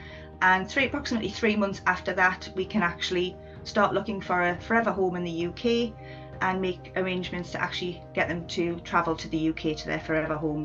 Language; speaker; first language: English; native; English